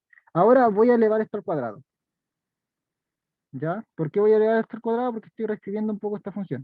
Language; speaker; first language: Spanish; native; Spanish